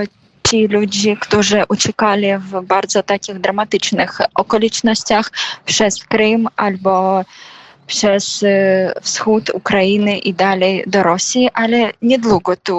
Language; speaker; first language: Polish; non-native, fluent; Ukrainian